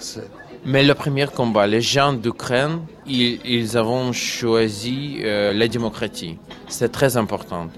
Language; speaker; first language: French; non-native, learner; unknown